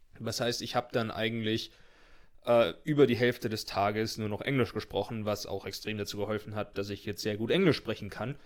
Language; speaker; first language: German; native; German